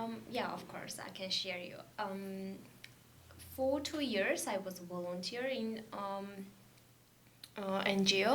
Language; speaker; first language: English; non-native, learner; Georgian